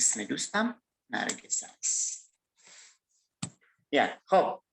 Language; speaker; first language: Persian; non-native, fluent; Indonesian